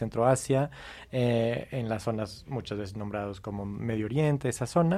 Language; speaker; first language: Spanish; non-native, fluent; English